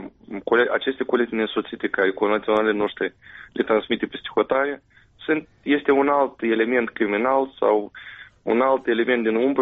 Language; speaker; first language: Romanian; native; Romanian